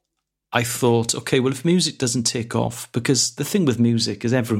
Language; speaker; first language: English; non-native, local second language; Welsh